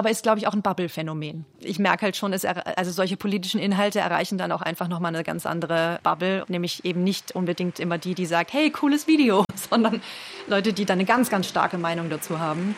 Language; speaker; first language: German; native; German